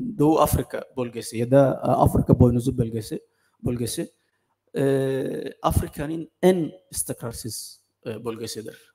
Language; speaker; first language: Turkish; non-native, fluent; Somali